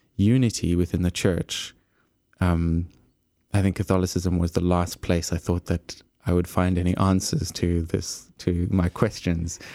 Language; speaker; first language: English; native; English